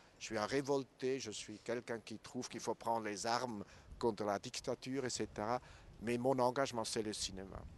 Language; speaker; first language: French; non-native, local second language; German